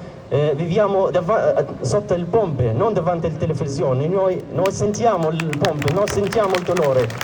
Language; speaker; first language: Italian; non-native, learner; Arabic